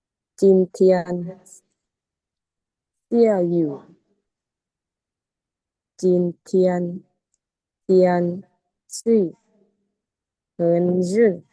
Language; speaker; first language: Chinese; non-native, learner; Lao